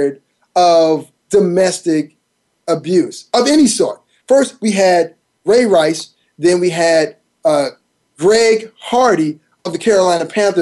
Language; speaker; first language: English; native; English